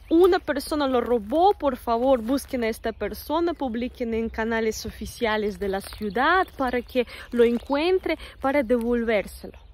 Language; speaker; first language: Spanish; non-native, fluent; Russian